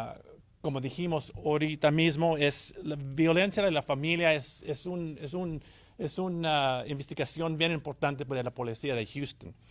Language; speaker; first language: Spanish; early bilingual, heritage; English